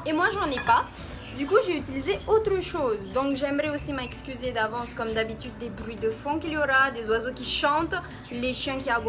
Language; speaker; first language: French; native; French